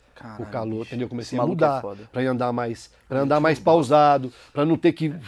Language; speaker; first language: Portuguese; native; Portuguese